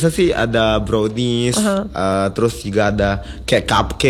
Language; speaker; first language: Indonesian; native; Indonesian